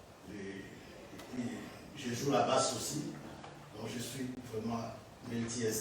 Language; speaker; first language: French; non-native, local second language; Lingala